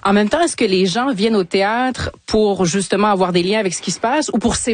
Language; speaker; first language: French; native; French